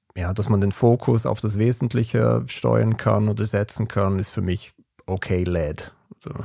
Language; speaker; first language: German; early bilingual, other home language; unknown